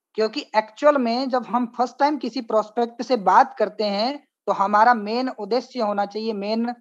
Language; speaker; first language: Hindi; native; Hindi